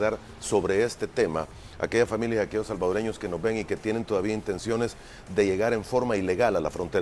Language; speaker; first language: Spanish; native; Spanish